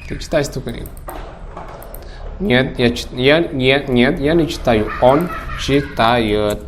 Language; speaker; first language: Russian; non-native, learner; Javanese